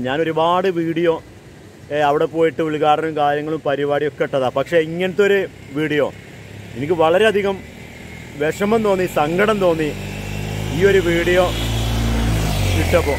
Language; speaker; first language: Malayalam; native; Malayalam